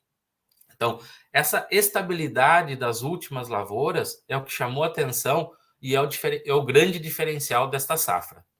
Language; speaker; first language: Portuguese; native; Portuguese